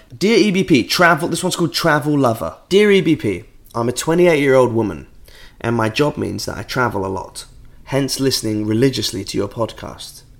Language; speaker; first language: English; native; English